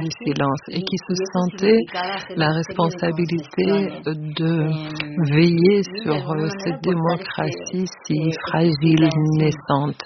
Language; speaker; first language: French; non-native, fluent; Spanish